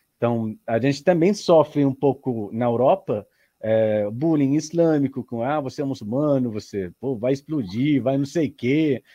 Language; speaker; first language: Portuguese; non-native, learner; Arabic